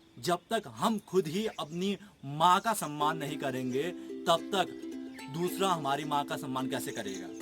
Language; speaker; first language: Hindi; native; Hindi